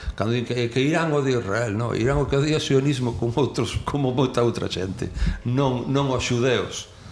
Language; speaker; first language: Galician; non-native, local second language; Spanish